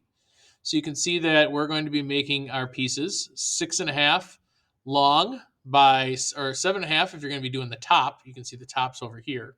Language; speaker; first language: English; native; English